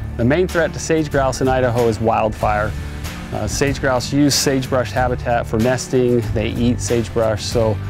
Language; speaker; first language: English; native; English